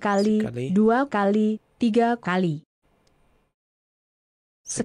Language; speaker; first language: Indonesian; non-native, learner; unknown